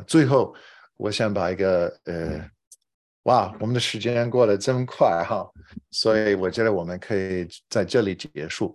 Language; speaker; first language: Chinese; non-native, fluent; English